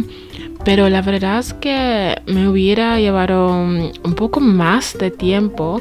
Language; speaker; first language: Spanish; non-native, fluent; English